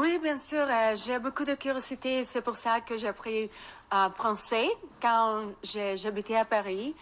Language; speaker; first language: French; non-native, learner; Russian